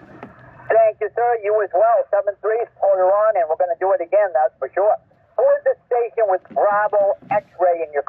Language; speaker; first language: English; native; English